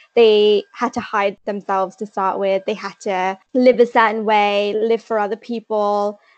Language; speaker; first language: English; native; English